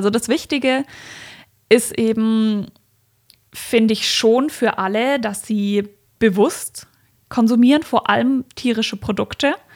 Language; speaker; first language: German; native; German